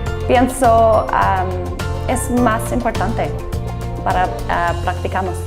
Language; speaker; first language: Spanish; non-native, learner; English